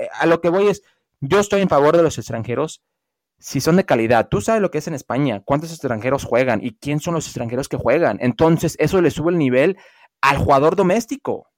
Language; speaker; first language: Spanish; early bilingual, heritage; Spanish